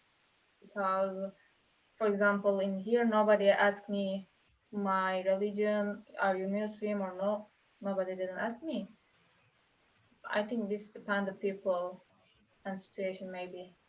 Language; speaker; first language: English; non-native, learner; Turkish